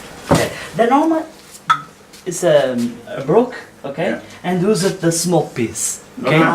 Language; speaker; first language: English; non-native, learner; Portuguese